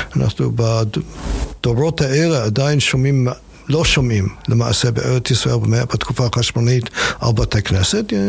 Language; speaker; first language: Hebrew; non-native, fluent; English